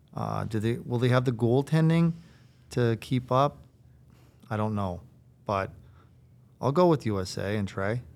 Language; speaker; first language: English; native; English